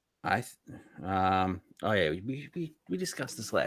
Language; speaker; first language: English; native; English